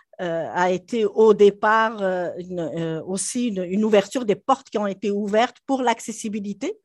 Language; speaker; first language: French; non-native, local second language; Arabic